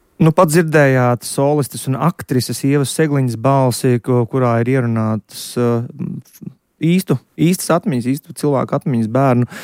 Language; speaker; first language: Latvian; native; Latvian